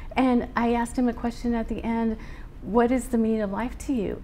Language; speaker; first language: English; native; English